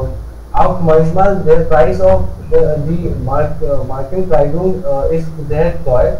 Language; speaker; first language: German; non-native, learner; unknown